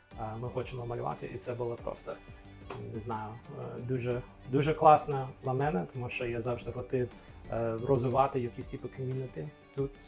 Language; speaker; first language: Ukrainian; non-native, fluent; English